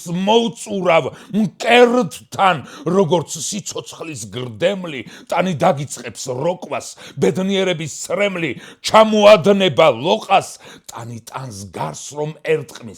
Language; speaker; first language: Georgian; native; Georgian